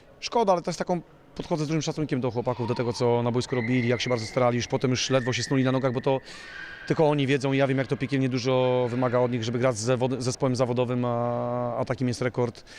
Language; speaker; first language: Polish; native; Polish